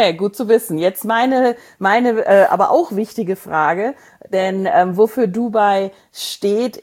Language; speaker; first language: German; native; German